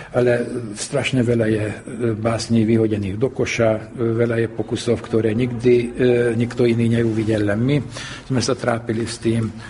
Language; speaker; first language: Slovak; early bilingual, heritage; Slovak